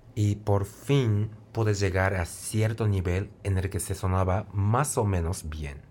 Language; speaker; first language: Spanish; non-native, fluent; Japanese